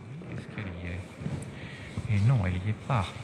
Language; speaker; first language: French; native; French